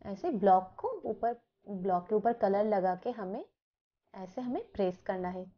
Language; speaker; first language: Hindi; non-native, local second language; Bangla